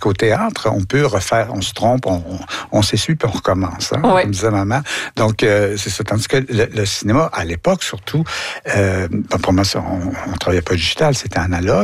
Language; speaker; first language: French; native; French